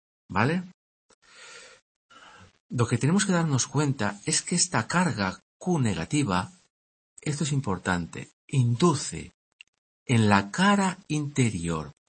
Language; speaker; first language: Spanish; native; Spanish